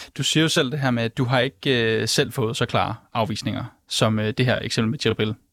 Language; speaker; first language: Danish; native; Danish